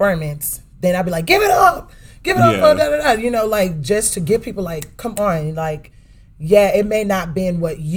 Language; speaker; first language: English; native; English